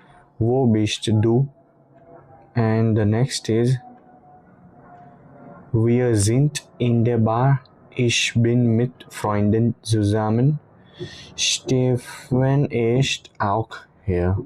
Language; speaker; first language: German; non-native, fluent; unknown